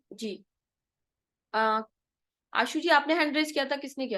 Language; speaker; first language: Hindi; native; Hindi